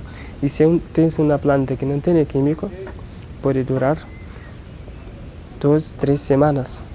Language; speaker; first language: Spanish; non-native, learner; Portuguese